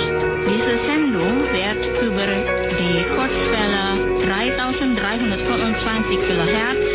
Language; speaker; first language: German; non-native, fluent; Indonesian